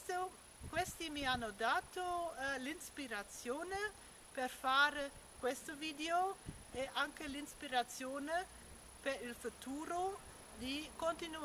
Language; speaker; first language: Italian; non-native, fluent; German